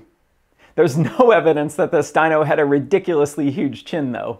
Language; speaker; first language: English; native; English